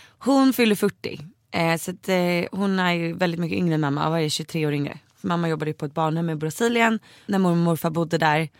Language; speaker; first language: Swedish; native; Swedish